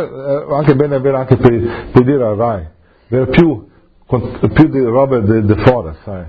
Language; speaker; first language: Italian; early bilingual, heritage; English